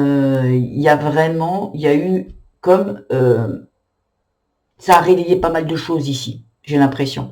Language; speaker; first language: French; native; French